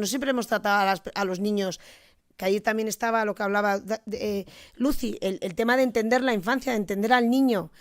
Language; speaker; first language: Spanish; native; Spanish